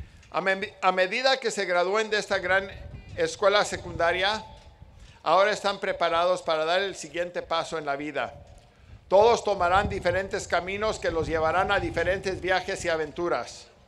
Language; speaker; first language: Spanish; native; Spanish